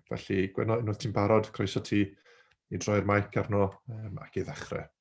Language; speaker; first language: Welsh; native; Welsh